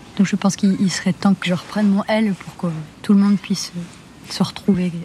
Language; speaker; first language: French; native; French